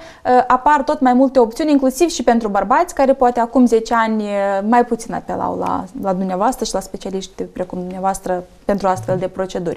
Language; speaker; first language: Romanian; native; Romanian